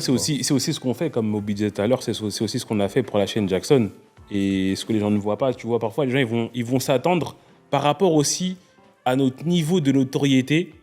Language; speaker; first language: French; native; French